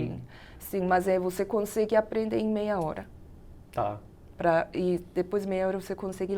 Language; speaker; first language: Portuguese; non-native, fluent; Korean